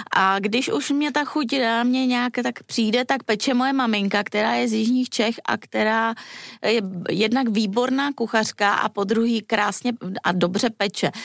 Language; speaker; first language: Czech; native; Czech